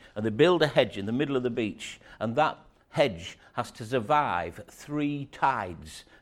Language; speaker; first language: English; native; English